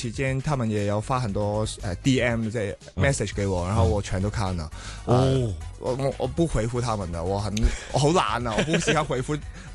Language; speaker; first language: Chinese; non-native, learner; Cantonese